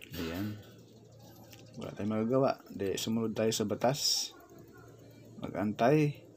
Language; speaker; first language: Filipino; native; Filipino